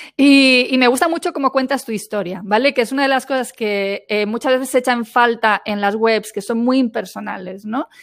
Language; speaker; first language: Spanish; native; Spanish